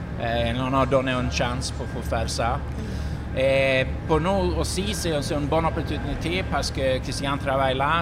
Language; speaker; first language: French; non-native, learner; Swedish